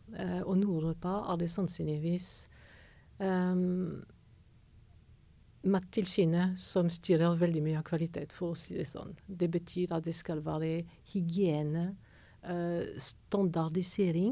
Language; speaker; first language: Norwegian; non-native, fluent; French